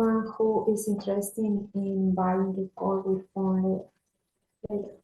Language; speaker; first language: English; non-native, learner; Spanish